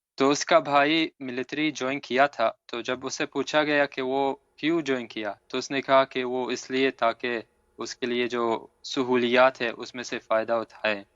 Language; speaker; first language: Urdu; non-native, fluent; Arabic